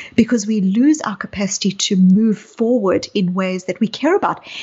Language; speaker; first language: English; native; English